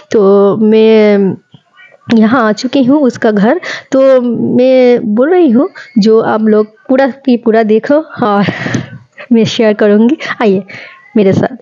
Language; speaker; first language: Hindi; non-native, local second language; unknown